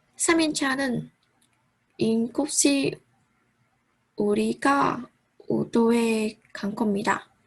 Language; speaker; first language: Korean; non-native, learner; Vietnamese